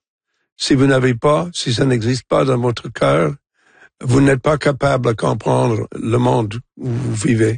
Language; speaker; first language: French; non-native, local second language; English